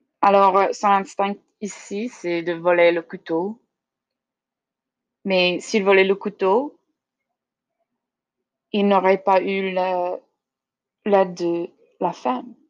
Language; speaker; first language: French; non-native, learner; English